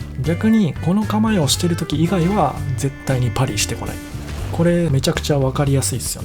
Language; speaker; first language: Japanese; native; Japanese